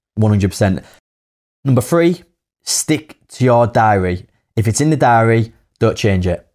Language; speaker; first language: English; native; English